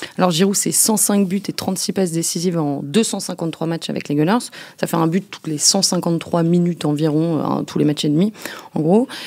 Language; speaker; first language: French; native; French